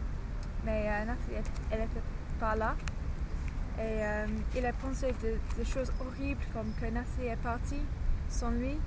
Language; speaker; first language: French; non-native, learner; English